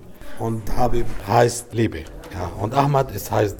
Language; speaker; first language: German; non-native, learner; Arabic